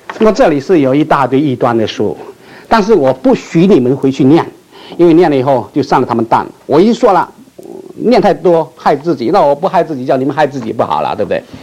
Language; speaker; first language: Chinese; non-native, local second language; Min Nan Chinese